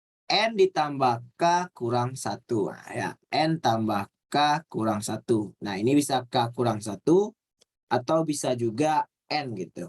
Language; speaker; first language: Indonesian; native; Indonesian